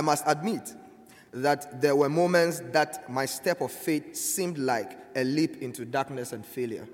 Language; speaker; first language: English; non-native, local second language; Akan